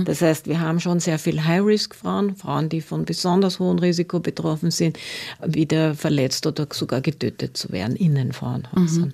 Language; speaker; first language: German; native; German